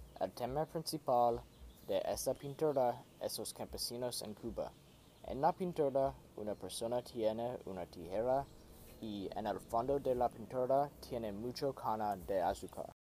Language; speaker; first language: Spanish; non-native, learner; English